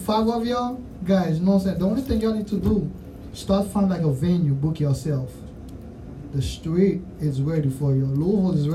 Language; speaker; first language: English; non-native, fluent; Haitian Creole